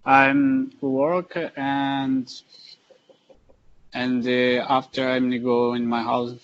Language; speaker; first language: English; non-native, learner; Portuguese